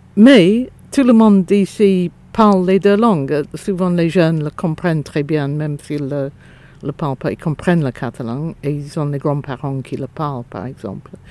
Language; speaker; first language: French; non-native, fluent; English